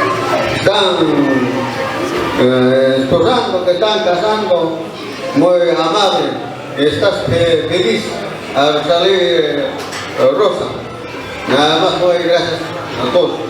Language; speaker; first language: Spanish; non-native, local second language; Quechua